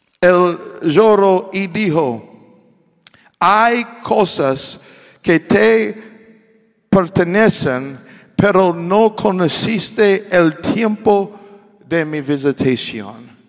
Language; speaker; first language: Spanish; non-native, learner; English